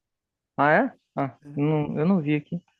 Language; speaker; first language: Portuguese; native; Portuguese